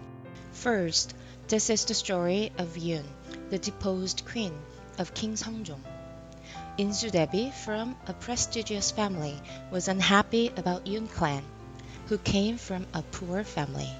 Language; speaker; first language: English; non-native, fluent; Korean